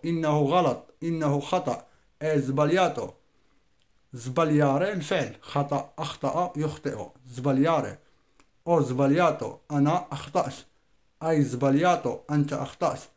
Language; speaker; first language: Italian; non-native, fluent; Arabic